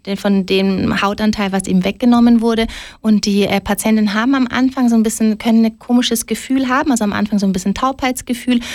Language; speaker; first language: German; early bilingual, other home language; Greek